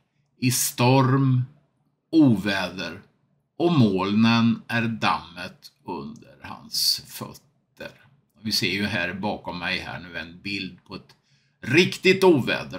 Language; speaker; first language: Swedish; native; Swedish